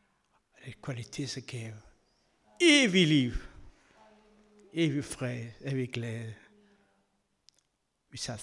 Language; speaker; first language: Danish; non-native, learner; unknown